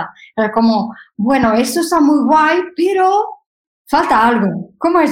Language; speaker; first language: Spanish; non-native, fluent; Portuguese